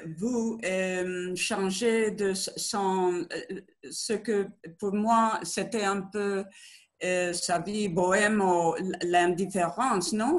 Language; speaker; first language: French; non-native, learner; Spanish